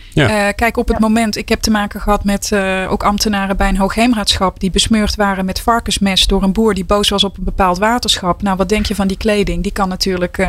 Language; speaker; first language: Dutch; native; Dutch